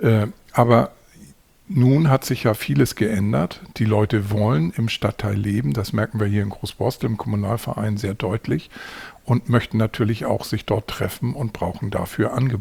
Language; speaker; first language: German; native; German